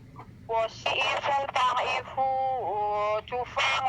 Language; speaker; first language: Chinese; non-native, learner; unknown